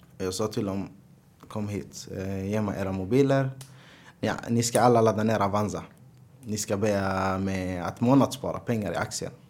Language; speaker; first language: Swedish; early bilingual, other home language; Arabic